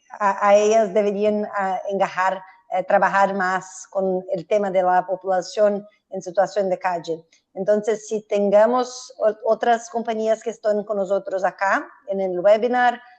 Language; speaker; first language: Spanish; non-native, fluent; Portuguese